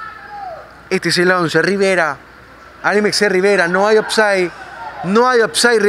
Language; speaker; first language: Spanish; native; Spanish